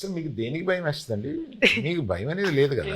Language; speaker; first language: Telugu; native; Telugu